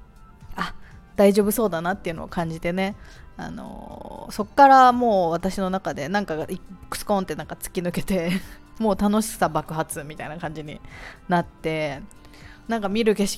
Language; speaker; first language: Japanese; native; Japanese